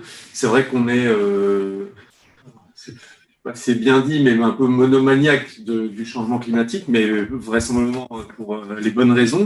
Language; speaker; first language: French; native; French